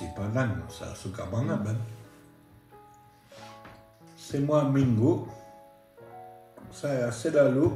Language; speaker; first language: Indonesian; non-native, learner; French